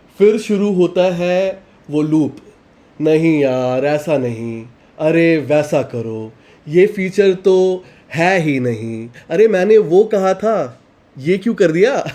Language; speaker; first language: Hindi; native; Hindi